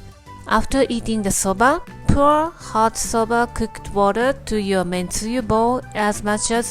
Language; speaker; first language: English; non-native, fluent; Japanese